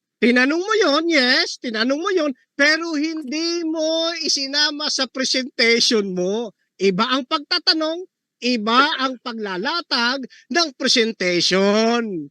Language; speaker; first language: Filipino; native; Filipino